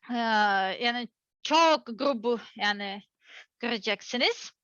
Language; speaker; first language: Turkish; non-native, learner; Serbian